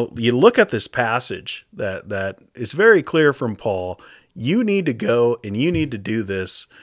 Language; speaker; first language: English; native; English